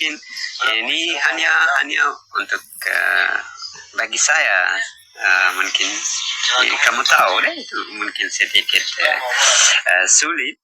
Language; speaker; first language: Indonesian; non-native, learner; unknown